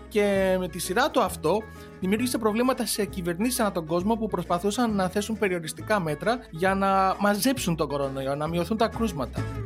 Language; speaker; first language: Greek; native; Greek